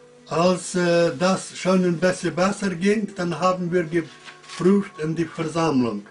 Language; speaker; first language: German; early bilingual, heritage; German